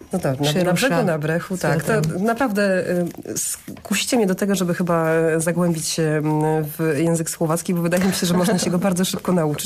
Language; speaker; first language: Polish; native; Polish